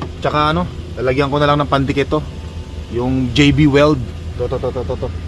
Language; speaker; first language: Filipino; native; Filipino